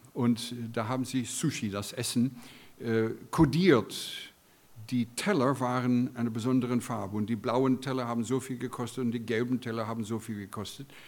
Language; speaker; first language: German; non-native, fluent; English